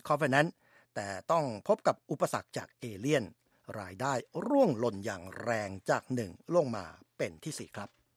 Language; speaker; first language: Thai; native; Thai